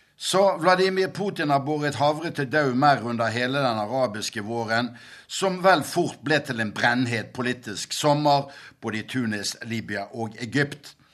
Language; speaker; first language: Norwegian; native; Norwegian